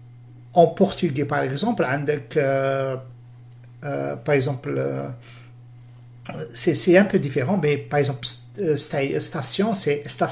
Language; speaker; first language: French; non-native, local second language; Arabic